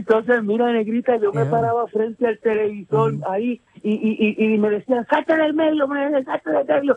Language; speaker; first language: Spanish; native; Spanish